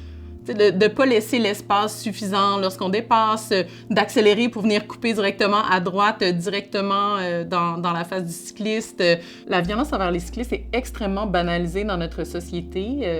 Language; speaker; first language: French; native; French